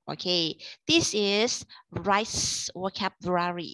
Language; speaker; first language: English; non-native, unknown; Thai